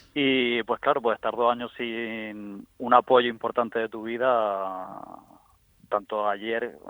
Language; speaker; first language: Spanish; native; Spanish